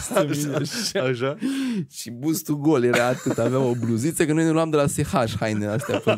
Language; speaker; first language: Romanian; native; Romanian